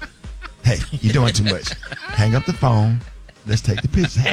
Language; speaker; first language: English; native; English